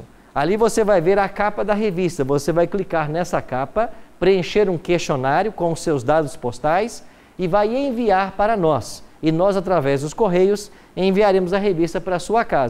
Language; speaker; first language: Portuguese; native; Portuguese